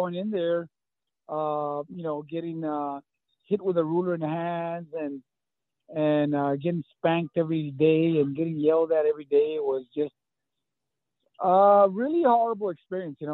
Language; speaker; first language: English; early bilingual, other home language; Spanish